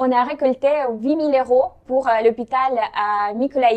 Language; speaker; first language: French; non-native, fluent; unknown